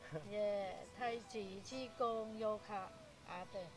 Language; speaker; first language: English; non-native, fluent; Thai